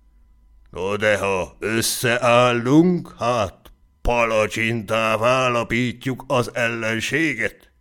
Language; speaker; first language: Hungarian; native; Hungarian